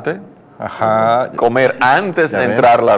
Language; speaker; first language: Spanish; non-native, learner; Dutch